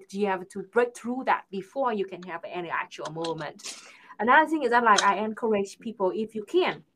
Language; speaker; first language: English; non-native, fluent; Vietnamese